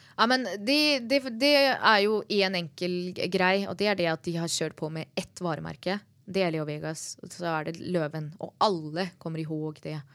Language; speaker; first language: Norwegian; early bilingual, other home language; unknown